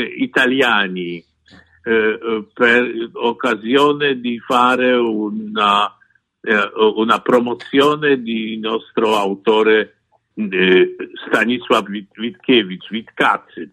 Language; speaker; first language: Italian; non-native, fluent; Polish